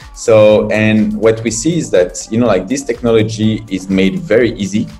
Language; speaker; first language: English; non-native, fluent; French